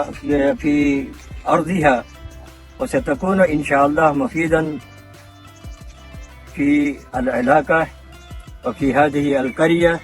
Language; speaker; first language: Arabic; non-native, learner; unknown